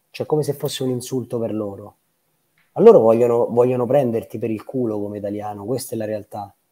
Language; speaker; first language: Italian; native; Italian